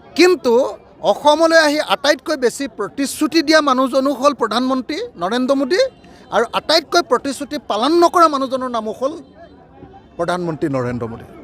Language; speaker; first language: Assamese; non-native, local second language; Bangla